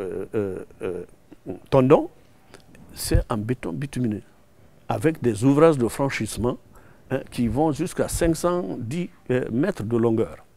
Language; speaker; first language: French; non-native, local second language; Susu